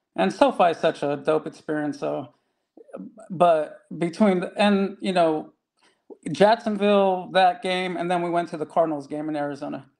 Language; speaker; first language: English; native; English